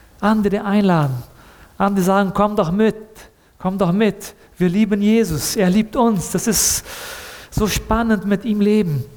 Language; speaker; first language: German; early bilingual, heritage; German